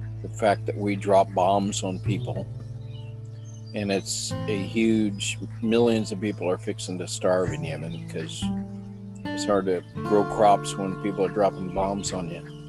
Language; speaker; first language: English; native; English